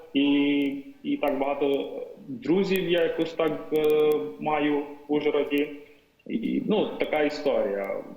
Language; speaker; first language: Ukrainian; non-native, fluent; Tamil